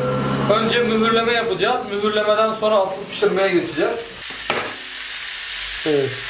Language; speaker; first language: Turkish; native; Turkish